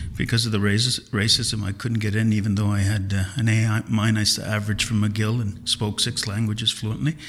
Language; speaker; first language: English; early bilingual, other home language; Italian